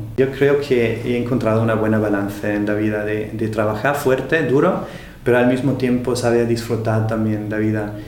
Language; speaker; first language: Spanish; non-native, fluent; German